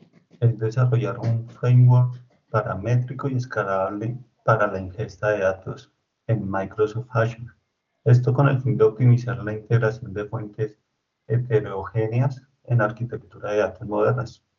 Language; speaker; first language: Spanish; native; Spanish